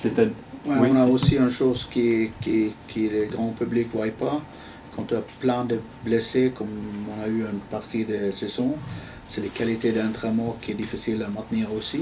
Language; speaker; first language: French; non-native, fluent; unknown